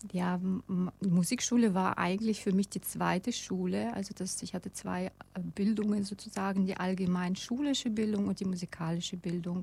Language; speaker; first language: German; non-native, fluent; Russian